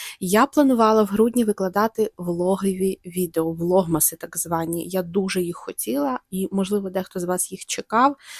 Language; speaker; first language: Ukrainian; non-native, local second language; Russian